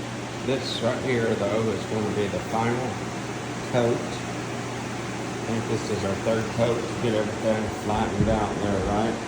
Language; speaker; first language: English; native; English